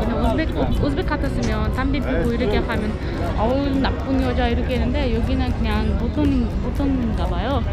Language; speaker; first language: Korean; non-native, fluent; Uzbek